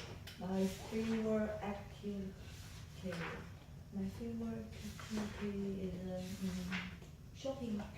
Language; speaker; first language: English; non-native, learner; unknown